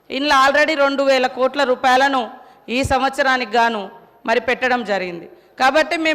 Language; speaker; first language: Telugu; non-native, local second language; Koya